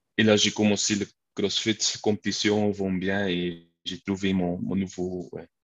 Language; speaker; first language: French; non-native, local second language; Dutch